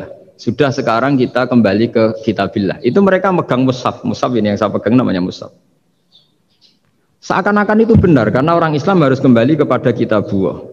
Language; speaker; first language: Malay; non-native, local second language; Javanese